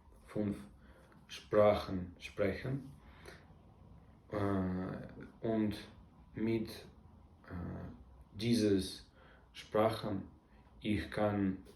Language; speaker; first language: German; non-native, learner; Russian